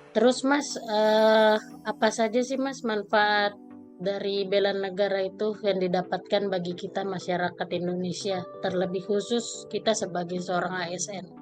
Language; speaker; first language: Indonesian; native; Indonesian